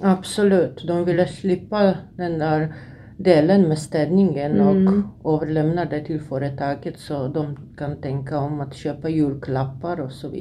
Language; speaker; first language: Swedish; non-native, fluent; Polish